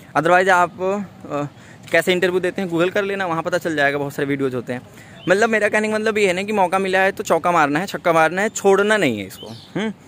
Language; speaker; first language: Hindi; native; Hindi